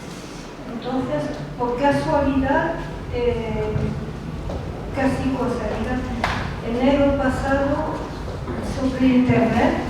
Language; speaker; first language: Spanish; non-native, learner; French